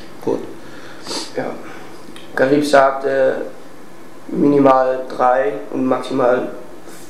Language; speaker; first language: German; non-native, learner; Dutch